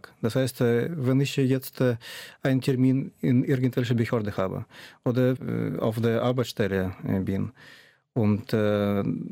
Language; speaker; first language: German; non-native, fluent; Russian